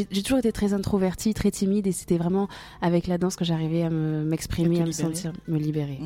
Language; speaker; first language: French; native; French